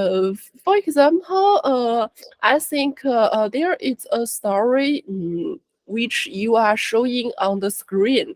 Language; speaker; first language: English; non-native, learner; Chinese